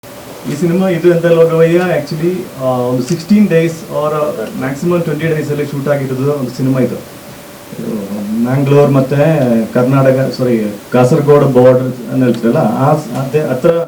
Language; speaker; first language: Kannada; non-native, local second language; Malayalam